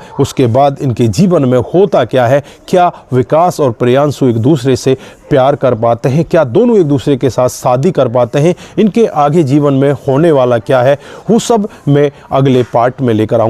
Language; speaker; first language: Hindi; native; Hindi